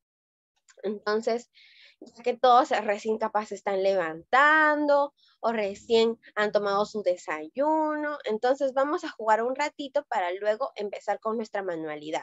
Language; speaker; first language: Spanish; native; Spanish